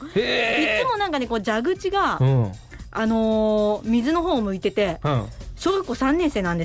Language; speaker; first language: Japanese; native; Japanese